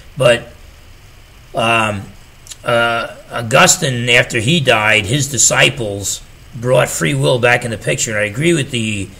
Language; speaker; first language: English; native; English